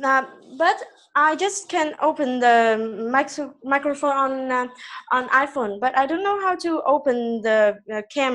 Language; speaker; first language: English; non-native, fluent; Vietnamese